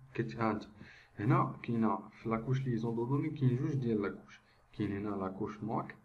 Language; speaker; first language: French; non-native, local second language; Arabic